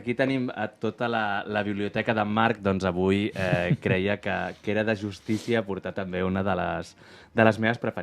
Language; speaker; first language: Catalan; native; Catalan